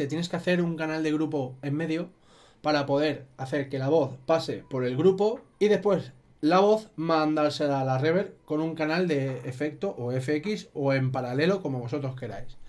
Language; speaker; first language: Spanish; native; Spanish